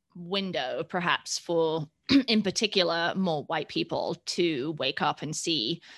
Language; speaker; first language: English; native; English